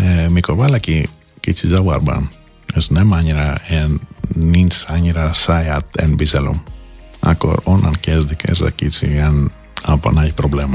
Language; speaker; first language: Hungarian; non-native, learner; Greek